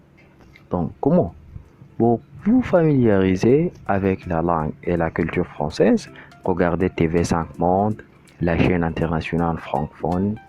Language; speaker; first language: French; non-native, fluent; Arabic